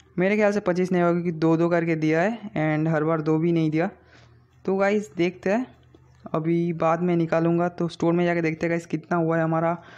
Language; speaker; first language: Hindi; non-native, local second language; Bangla